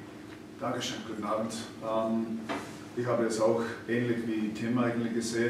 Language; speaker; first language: German; non-native, fluent; English